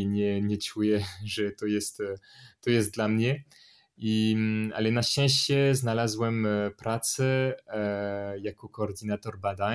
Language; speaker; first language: Polish; non-native, learner; French